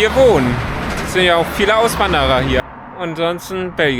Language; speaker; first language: German; native; German